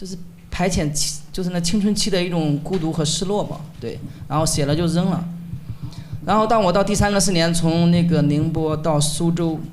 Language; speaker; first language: Chinese; native; Chinese